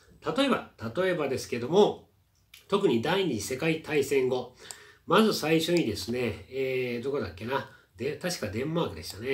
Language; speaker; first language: Japanese; native; Japanese